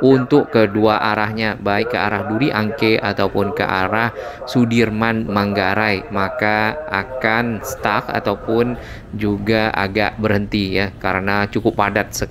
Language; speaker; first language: Indonesian; native; Indonesian